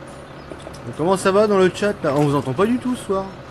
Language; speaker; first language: French; native; French